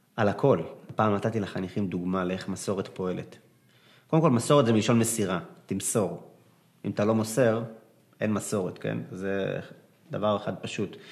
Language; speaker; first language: Hebrew; early bilingual, other home language; Arabic